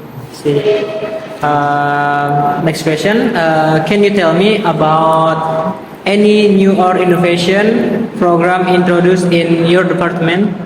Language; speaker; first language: English; non-native, learner; Indonesian